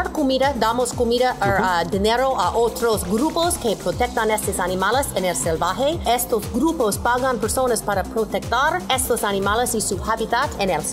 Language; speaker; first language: Spanish; non-native, learner; English